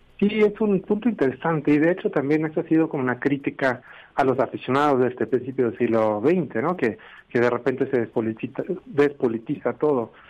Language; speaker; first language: Spanish; non-native, fluent; Swedish